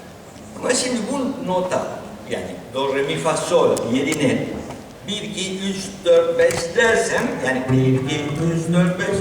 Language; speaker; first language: Turkish; non-native, learner; Spanish